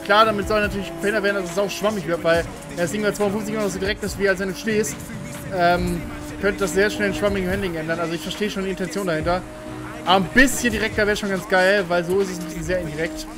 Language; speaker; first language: German; native; German